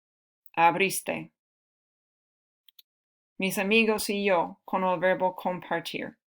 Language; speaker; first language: Spanish; non-native, fluent; English